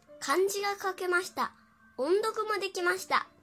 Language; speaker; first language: Japanese; non-native, learner; Chinese